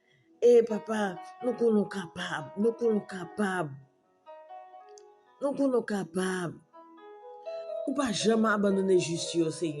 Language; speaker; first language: French; non-native, local second language; Haitian Creole